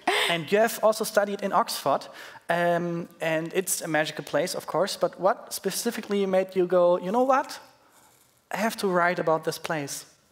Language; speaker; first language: English; non-native, fluent; German